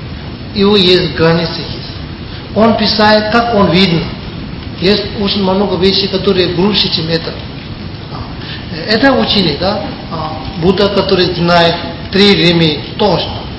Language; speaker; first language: Russian; non-native, learner; Tibetan